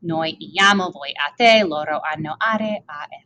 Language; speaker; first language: Italian; non-native, fluent; English